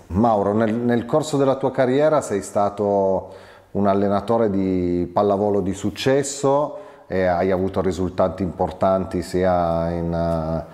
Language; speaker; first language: Italian; native; Italian